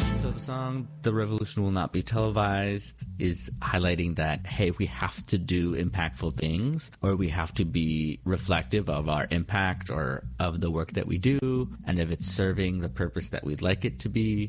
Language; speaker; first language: English; early bilingual, other home language; Spanish